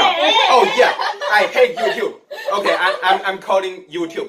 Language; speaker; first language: English; non-native, learner; Chinese